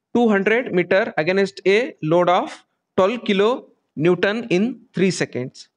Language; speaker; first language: English; non-native, local second language; Kannada